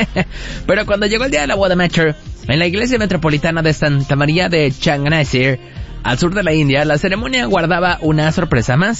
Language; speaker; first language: Spanish; native; Spanish